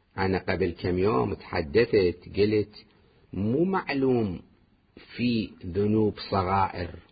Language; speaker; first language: Arabic; native; Arabic